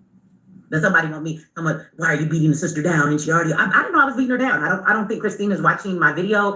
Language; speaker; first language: English; native; English